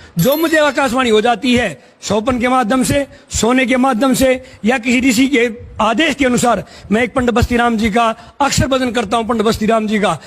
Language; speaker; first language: Hindi; native; Hindi